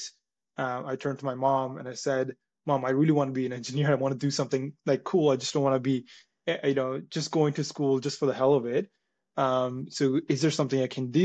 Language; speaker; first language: English; non-native, local second language; Punjabi